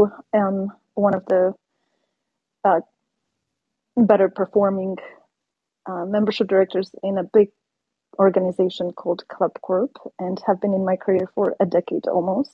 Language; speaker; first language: English; non-native, fluent; Polish